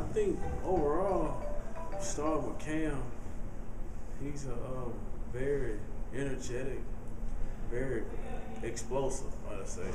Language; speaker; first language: English; native; English